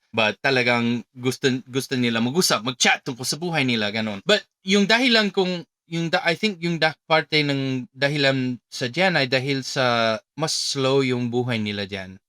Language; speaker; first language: Filipino; non-native, fluent; English